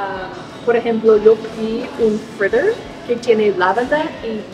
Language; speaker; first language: Spanish; non-native, fluent; English